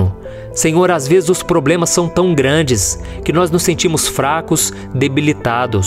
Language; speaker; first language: Portuguese; native; Portuguese